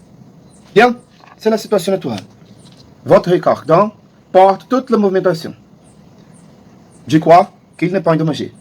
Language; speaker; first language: French; non-native, learner; Portuguese